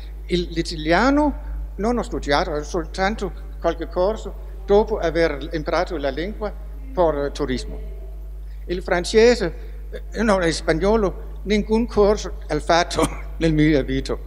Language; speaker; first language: Italian; non-native, fluent; Danish